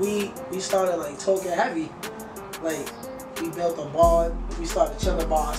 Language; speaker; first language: English; native; English